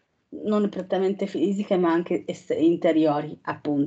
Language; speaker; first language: Italian; native; Italian